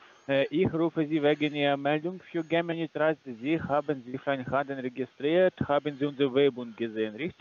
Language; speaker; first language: German; non-native, learner; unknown